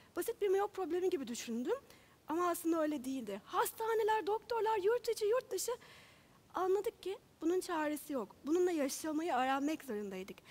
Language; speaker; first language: Turkish; native; Turkish